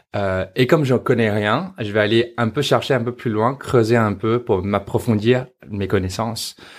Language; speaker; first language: French; non-native, fluent; Chinese